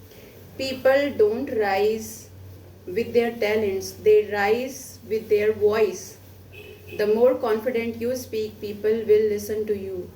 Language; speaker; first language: English; non-native, local second language; Hindi